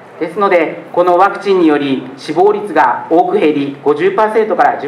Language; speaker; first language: Japanese; native; Japanese